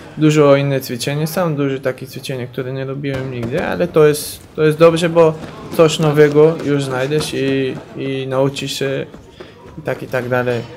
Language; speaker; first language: Polish; non-native, learner; Bulgarian